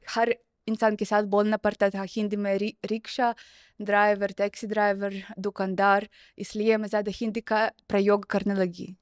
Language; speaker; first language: Hindi; non-native, fluent; Russian